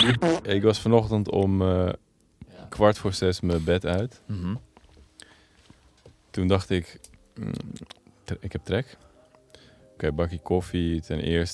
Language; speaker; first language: Dutch; native; Dutch